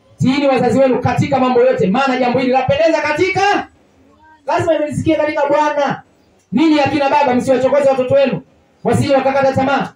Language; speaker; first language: Swahili; native; Swahili